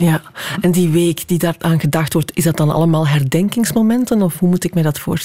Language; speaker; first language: Dutch; native; Dutch